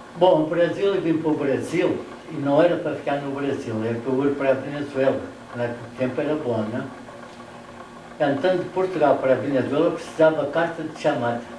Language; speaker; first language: Portuguese; native; Portuguese